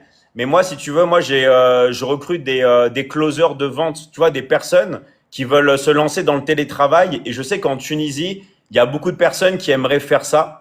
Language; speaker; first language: French; native; French